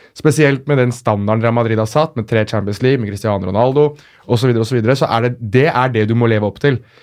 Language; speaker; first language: Norwegian; early bilingual, other home language; Arabic